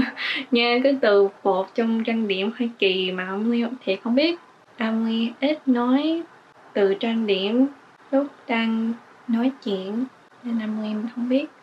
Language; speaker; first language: Vietnamese; early bilingual, heritage; English